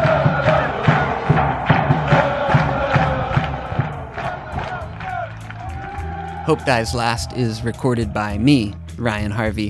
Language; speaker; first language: English; native; English